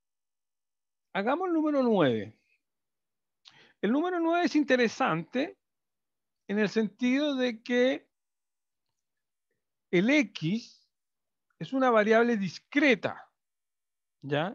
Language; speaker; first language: Spanish; native; Spanish